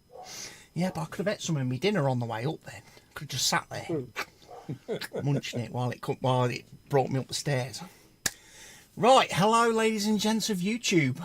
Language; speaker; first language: English; native; English